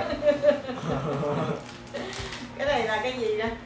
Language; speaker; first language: Vietnamese; native; Vietnamese